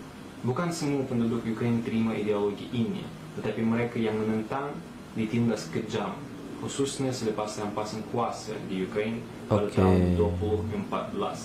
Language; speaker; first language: Malay; non-native, fluent; Russian